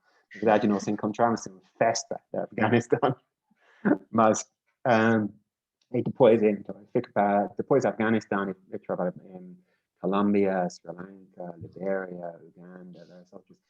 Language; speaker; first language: Portuguese; non-native, learner; English